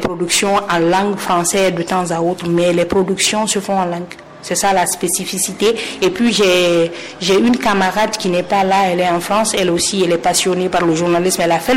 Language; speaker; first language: French; non-native, local second language; Mandingo